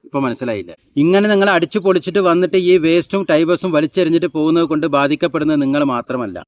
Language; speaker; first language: Malayalam; non-native, local second language; Tamil